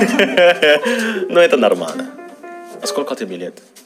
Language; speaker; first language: Russian; non-native, learner; Indonesian